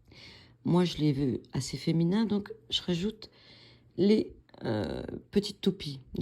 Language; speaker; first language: French; native; French